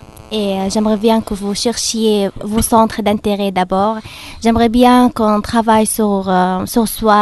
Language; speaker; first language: French; non-native, fluent; Arabic